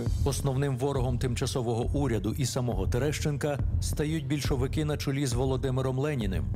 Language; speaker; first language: Ukrainian; native; Ukrainian